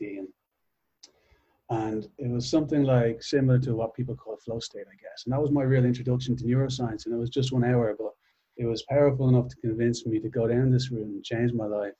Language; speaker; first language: English; native; English